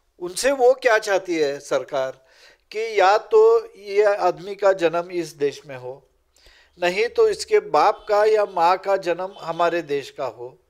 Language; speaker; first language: Urdu; non-native, local second language; Marathi